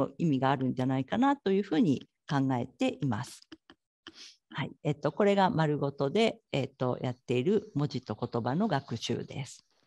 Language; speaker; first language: Japanese; native; Japanese